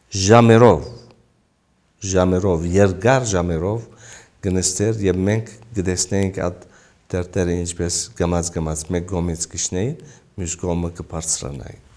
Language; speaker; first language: Armenian; early bilingual, heritage; Armenian